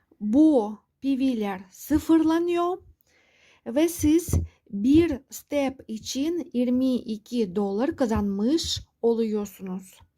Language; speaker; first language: Turkish; non-native, fluent; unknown